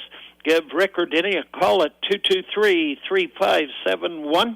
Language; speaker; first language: English; native; English